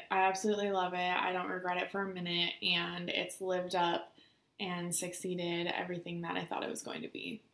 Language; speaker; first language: English; native; English